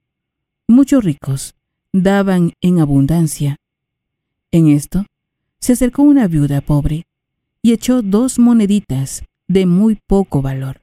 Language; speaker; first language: Spanish; native; Spanish